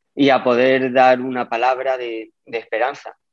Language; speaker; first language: Spanish; native; Spanish